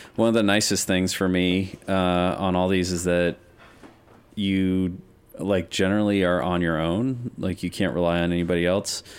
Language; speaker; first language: English; native; English